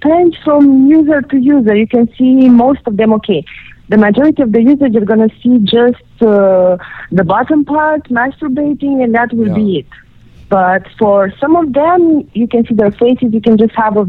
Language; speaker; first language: English; non-native, fluent; Romanian